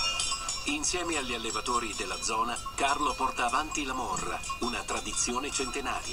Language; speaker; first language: Italian; native; Italian